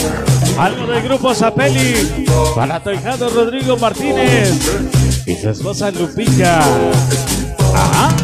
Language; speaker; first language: Spanish; native; Spanish